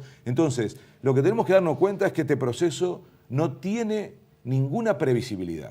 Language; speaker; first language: Spanish; native; Spanish